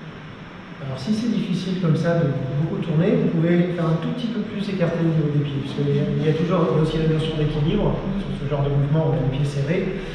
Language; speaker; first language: French; native; French